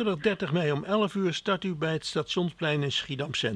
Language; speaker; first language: Dutch; native; Dutch